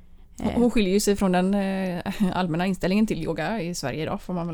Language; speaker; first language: Swedish; native; Swedish